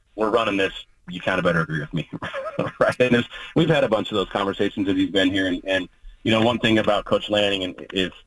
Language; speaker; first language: English; native; English